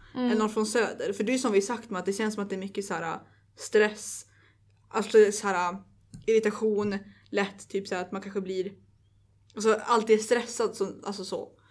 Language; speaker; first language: Swedish; native; Swedish